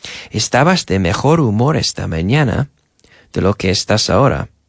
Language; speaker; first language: Spanish; non-native, fluent; English